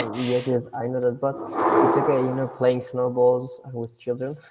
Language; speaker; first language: English; non-native, fluent; Turkish